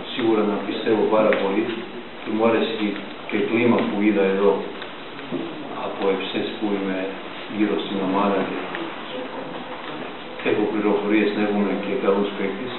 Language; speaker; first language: Greek; non-native, fluent; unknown